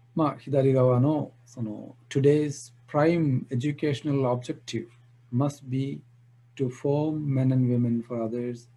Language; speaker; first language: English; non-native, local second language; Malayalam